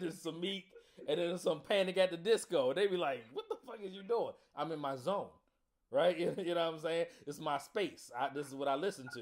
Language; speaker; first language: English; native; English